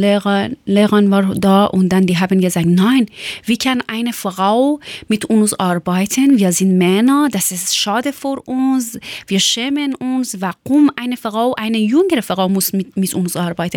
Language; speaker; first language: German; non-native, learner; Persian